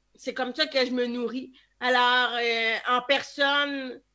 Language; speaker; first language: French; native; French